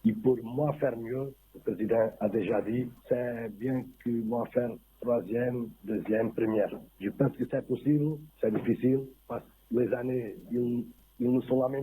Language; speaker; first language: French; non-native, learner; Portuguese